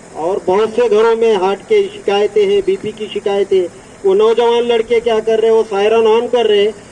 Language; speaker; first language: Hindi; non-native, local second language; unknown